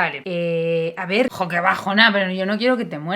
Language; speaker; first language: Spanish; native; Spanish